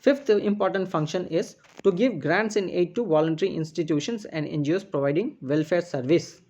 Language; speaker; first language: English; non-native, local second language; Tamil